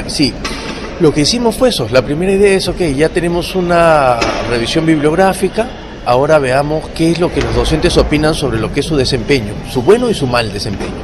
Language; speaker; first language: Spanish; native; Spanish